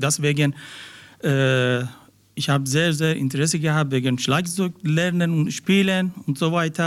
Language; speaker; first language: German; non-native, learner; Persian